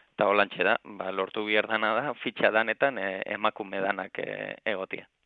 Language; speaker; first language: Basque; native; Basque